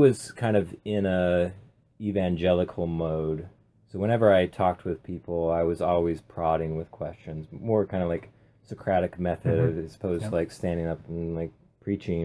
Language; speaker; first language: English; native; English